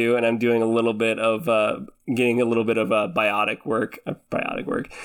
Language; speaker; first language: English; early bilingual, other home language; Filipino